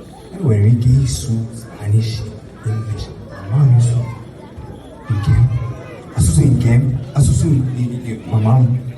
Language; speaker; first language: Igbo; early bilingual, heritage; Igbo